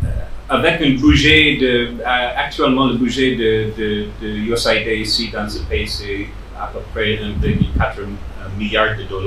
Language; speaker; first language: French; non-native, fluent; English